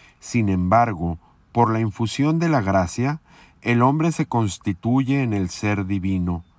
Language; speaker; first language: Spanish; native; Spanish